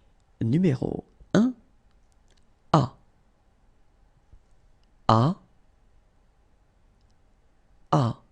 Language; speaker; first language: French; native; French